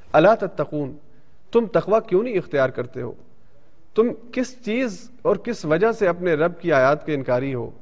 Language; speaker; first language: Urdu; early bilingual, heritage; Urdu